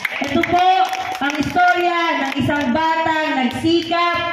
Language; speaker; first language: Filipino; native; Filipino